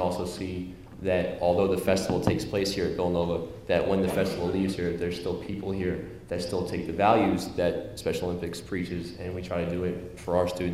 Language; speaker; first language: English; native; English